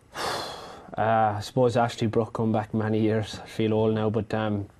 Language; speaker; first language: English; native; English